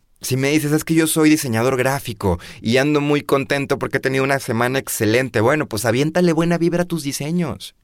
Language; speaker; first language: Spanish; native; Spanish